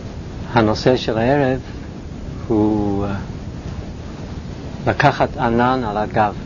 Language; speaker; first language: Hebrew; non-native, fluent; English